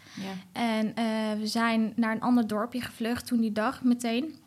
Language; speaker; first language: Dutch; early bilingual, other home language; Arabic